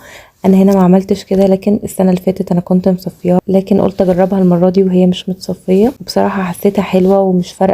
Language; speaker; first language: Arabic; native; Arabic